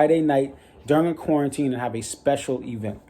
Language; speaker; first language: English; native; English